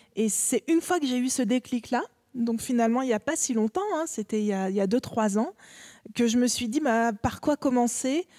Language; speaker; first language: French; native; French